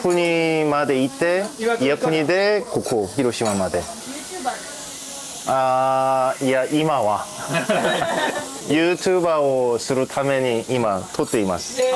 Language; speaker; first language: Japanese; non-native, learner; Korean